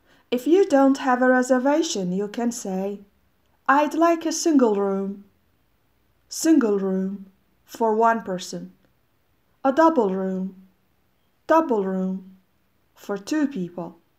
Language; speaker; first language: English; non-native, fluent; Persian